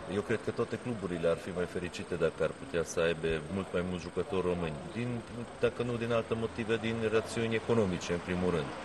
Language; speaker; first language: Romanian; non-native, local second language; Hungarian